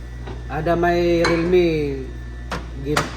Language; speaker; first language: English; non-native, learner; Filipino